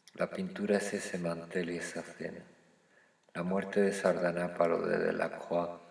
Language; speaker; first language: Spanish; native; Spanish